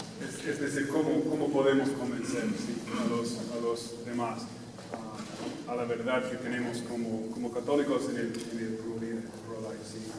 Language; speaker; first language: Spanish; non-native, fluent; English